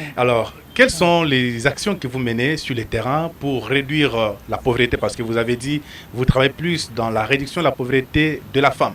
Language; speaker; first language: French; non-native, local second language; Lingala